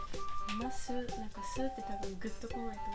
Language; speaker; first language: Japanese; native; Japanese